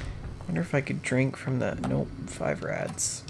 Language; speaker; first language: English; native; English